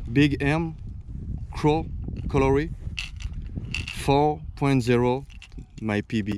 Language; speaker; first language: English; non-native, learner; French